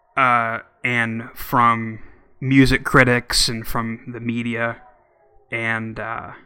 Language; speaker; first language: English; native; English